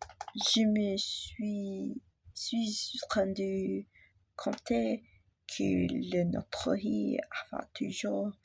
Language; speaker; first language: French; non-native, learner; English